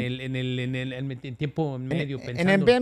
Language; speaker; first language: Spanish; native; Spanish